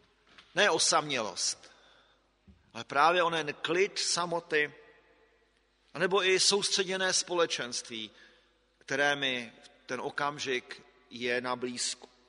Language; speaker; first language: Czech; native; Czech